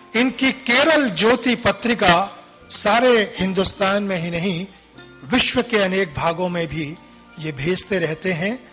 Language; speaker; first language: Hindi; native; Hindi